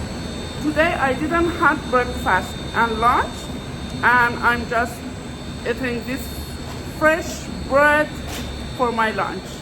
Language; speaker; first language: English; non-native, fluent; Persian